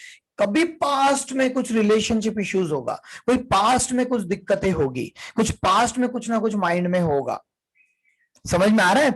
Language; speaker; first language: Hindi; native; Hindi